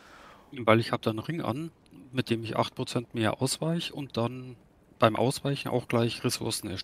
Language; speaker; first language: German; native; German